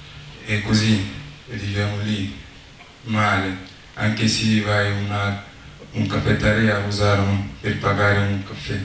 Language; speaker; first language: Italian; non-native, learner; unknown